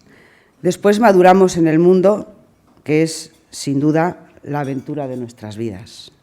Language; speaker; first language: Spanish; native; Spanish